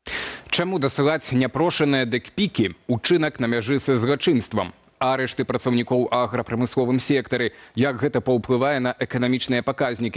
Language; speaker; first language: Belarusian; native; Belarusian